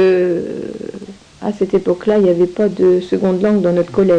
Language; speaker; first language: French; native; French